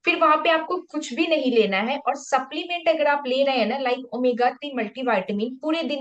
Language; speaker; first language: Hindi; native; Hindi